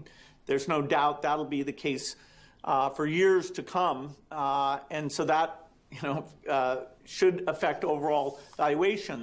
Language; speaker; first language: English; native; English